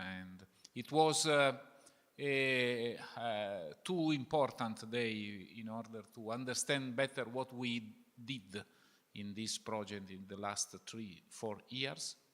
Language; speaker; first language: English; non-native, fluent; Italian